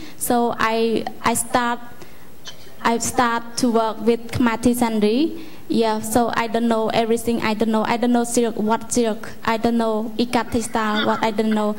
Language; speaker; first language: English; non-native, learner; Khmer